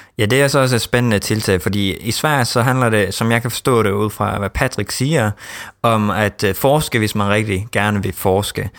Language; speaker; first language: Danish; early bilingual, heritage; Danish